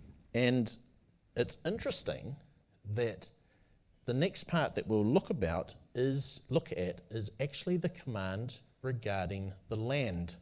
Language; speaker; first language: English; native; English